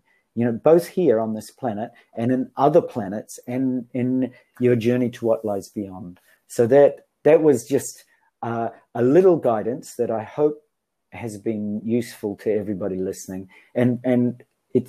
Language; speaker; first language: English; native; English